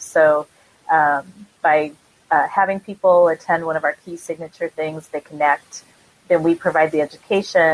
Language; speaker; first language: English; native; English